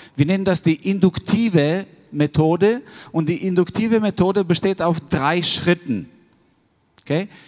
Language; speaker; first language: German; non-native, fluent; Albanian